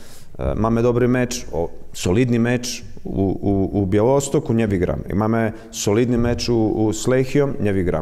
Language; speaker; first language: Polish; non-native, learner; Croatian